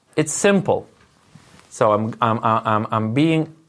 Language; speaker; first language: English; non-native, fluent; Lithuanian